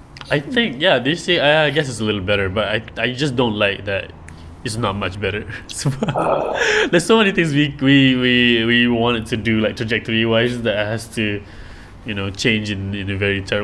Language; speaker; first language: English; non-native, local second language; Malay